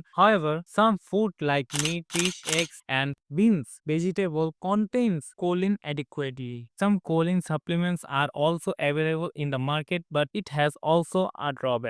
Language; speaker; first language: English; non-native, fluent; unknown